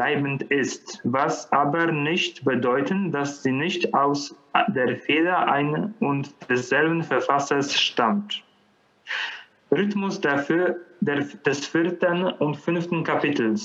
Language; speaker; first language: German; non-native, fluent; Polish